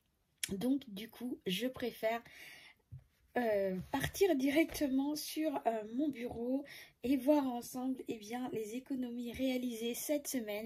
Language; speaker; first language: French; native; French